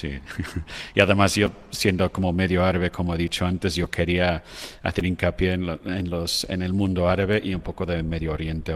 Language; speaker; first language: Spanish; non-native, fluent; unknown